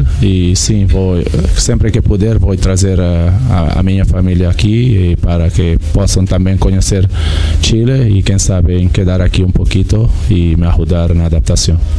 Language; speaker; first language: Spanish; non-native, fluent; Portuguese